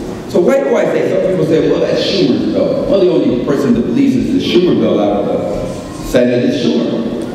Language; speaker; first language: English; early bilingual, other home language; Spanish